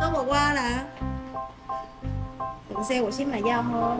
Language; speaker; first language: Chinese; non-native, fluent; Vietnamese